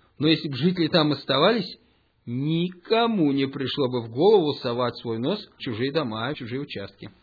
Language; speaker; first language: Russian; early bilingual, heritage; Russian